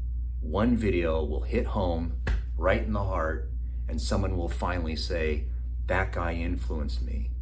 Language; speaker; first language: English; native; English